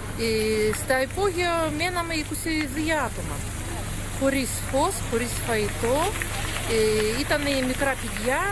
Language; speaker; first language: Greek; early bilingual, heritage; Greek